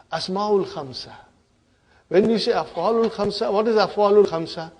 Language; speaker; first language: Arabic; non-native, fluent; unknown